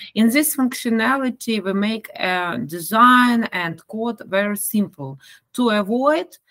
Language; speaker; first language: English; non-native, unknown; Ukrainian